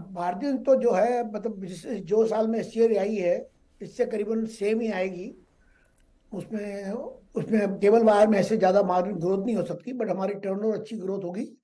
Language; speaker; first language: Hindi; non-native, local second language; Gujarati